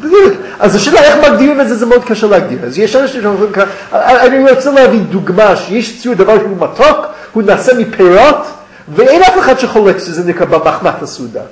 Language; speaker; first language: Hebrew; non-native, fluent; English